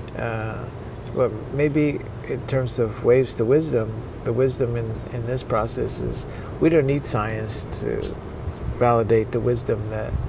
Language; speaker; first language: English; early bilingual, other home language; Spanish